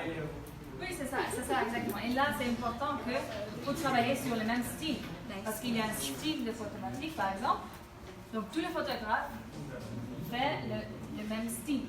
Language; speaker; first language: French; non-native, fluent; Dutch